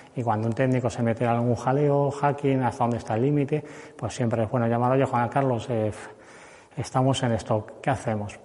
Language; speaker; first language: Spanish; native; Spanish